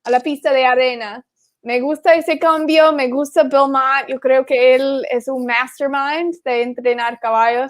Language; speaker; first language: Spanish; non-native, fluent; English